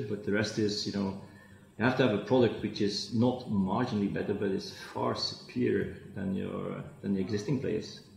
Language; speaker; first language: English; non-native, fluent; Dutch